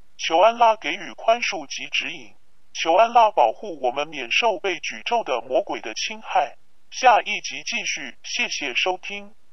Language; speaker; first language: Chinese; non-native, local second language; Cantonese